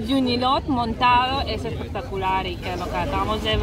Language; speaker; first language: Spanish; non-native, learner; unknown